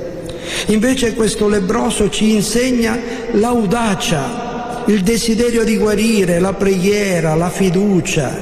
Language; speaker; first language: Italian; native; Italian